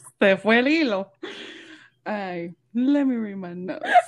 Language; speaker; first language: Spanish; native; Spanish